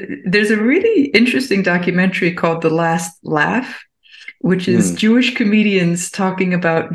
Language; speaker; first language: English; native; English